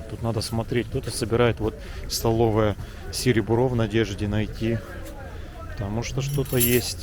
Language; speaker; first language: Russian; native; Russian